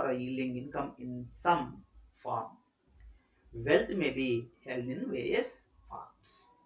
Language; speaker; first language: English; non-native, local second language; Telugu